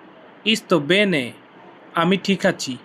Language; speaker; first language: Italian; non-native, fluent; Bangla